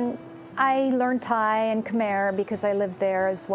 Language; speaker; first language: English; non-native, fluent; Romanian